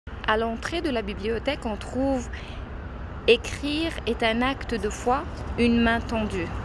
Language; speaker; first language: French; non-native, fluent; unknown